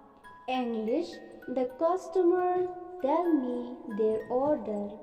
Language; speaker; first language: English; non-native, local second language; Khasi